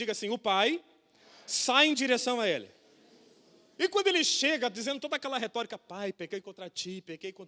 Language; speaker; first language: Portuguese; native; Portuguese